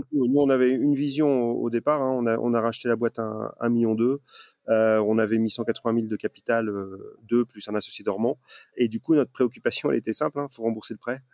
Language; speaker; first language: French; native; French